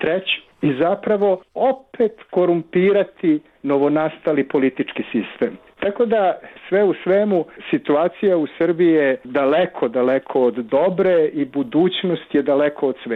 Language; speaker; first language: Serbian; native; Serbian